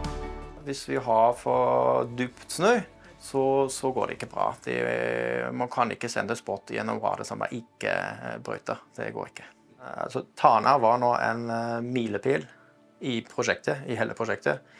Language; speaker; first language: Norwegian; non-native, fluent; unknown